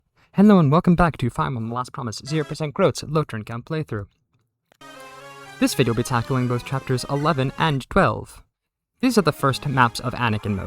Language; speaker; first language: English; native; English